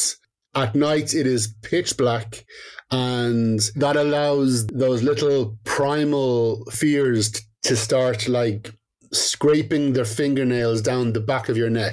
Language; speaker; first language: English; native; English